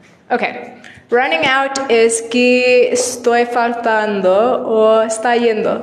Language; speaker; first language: Spanish; non-native, learner; English